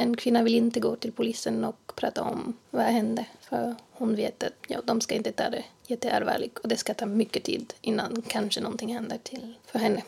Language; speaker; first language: Swedish; non-native, fluent; French